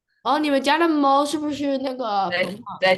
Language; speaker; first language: Chinese; early bilingual, other home language; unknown